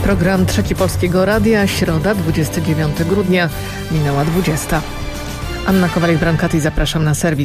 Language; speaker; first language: Polish; native; Polish